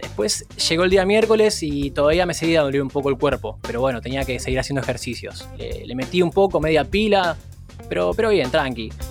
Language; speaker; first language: Spanish; native; Spanish